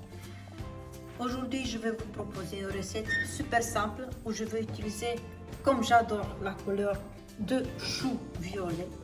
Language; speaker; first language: French; non-native, fluent; Romanian